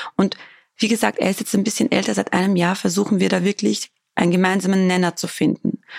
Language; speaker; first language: German; early bilingual, other home language; Albanian